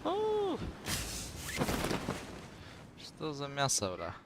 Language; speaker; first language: Russian; non-native, local second language; Yakut